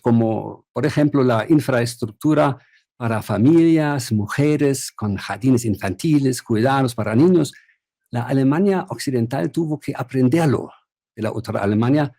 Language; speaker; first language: Spanish; non-native, fluent; German